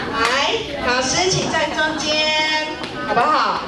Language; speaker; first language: Chinese; native; Chinese